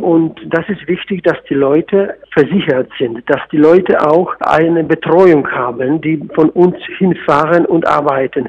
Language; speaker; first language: German; non-native, fluent; Polish